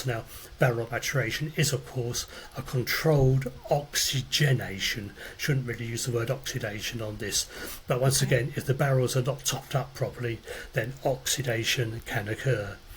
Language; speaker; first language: English; native; English